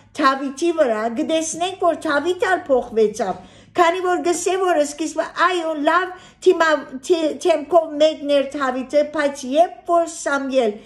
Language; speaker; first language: Armenian; early bilingual, heritage; Armenian